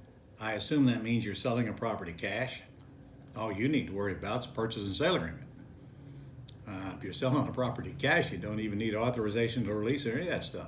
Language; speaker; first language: English; native; English